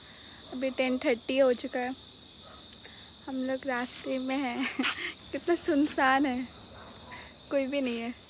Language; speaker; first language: Hindi; non-native, local second language; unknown